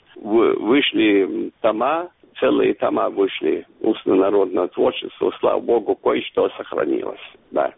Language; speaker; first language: Russian; non-native, local second language; Ingush